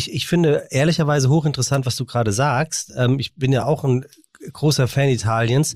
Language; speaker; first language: German; native; German